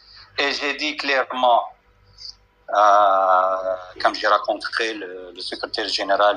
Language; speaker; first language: French; non-native, fluent; Arabic